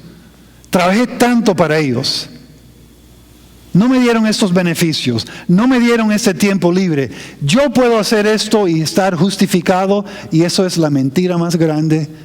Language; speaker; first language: Spanish; non-native, fluent; English